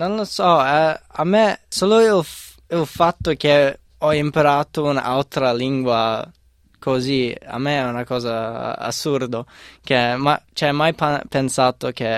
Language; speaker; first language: Italian; non-native, fluent; English